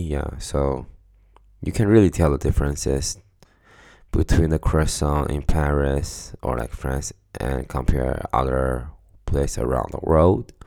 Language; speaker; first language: English; non-native, fluent; Chinese